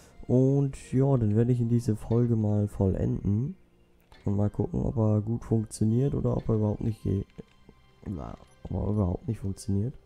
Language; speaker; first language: German; native; German